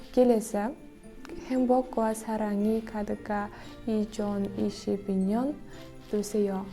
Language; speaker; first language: Korean; non-native, fluent; Kazakh